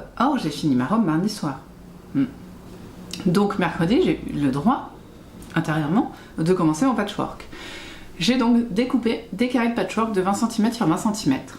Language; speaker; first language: French; native; French